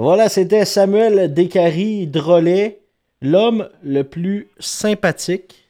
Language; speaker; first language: French; native; French